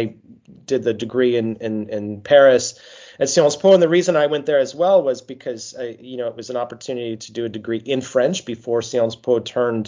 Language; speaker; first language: English; native; English